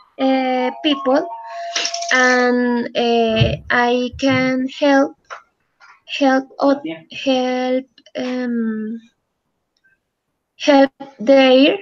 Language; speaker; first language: English; non-native, learner; Spanish